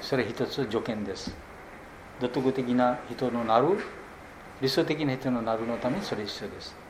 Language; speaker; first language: Japanese; non-native, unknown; Bangla